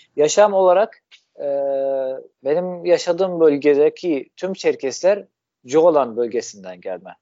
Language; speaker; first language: Turkish; non-native, fluent; Arabic